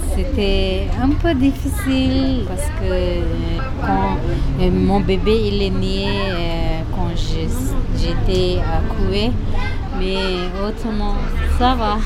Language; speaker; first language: French; non-native, learner; Tibetan